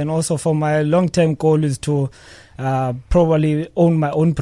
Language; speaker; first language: English; non-native, local second language; Xhosa